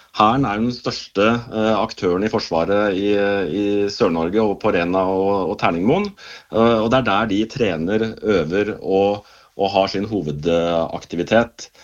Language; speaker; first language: Norwegian; native; Norwegian